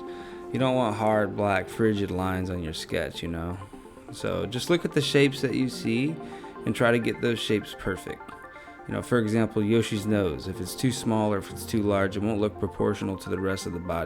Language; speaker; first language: English; native; English